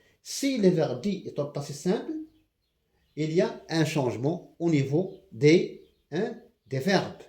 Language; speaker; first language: French; non-native, local second language; Arabic